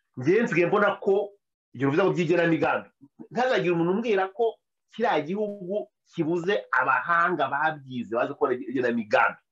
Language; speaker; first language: Kinyarwanda; native; Kinyarwanda